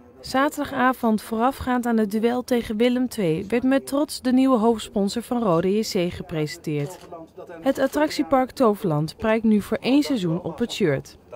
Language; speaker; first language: Dutch; native; Dutch